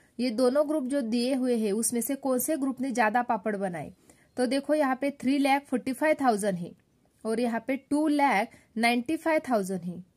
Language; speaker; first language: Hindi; non-native, local second language; Marathi